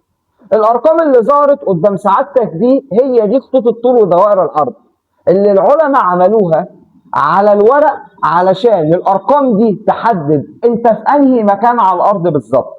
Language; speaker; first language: Arabic; native; Arabic